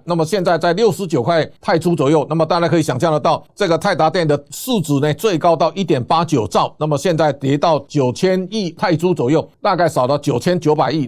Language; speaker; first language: Chinese; native; Chinese